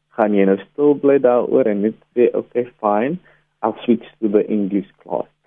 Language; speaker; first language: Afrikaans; native; Afrikaans